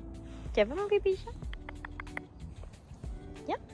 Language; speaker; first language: French; native; French